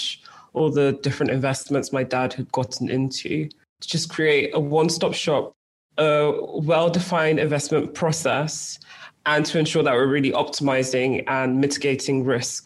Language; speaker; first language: English; native; English